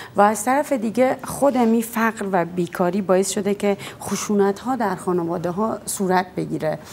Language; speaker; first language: Persian; native; Persian